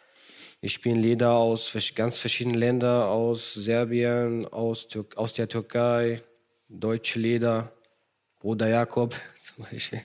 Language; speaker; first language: German; non-native, fluent; Kurdish